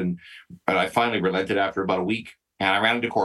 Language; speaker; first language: English; native; English